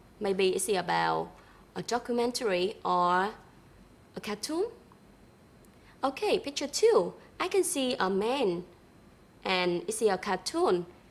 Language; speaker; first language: English; non-native, fluent; Vietnamese